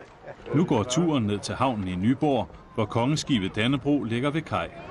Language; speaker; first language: Danish; native; Danish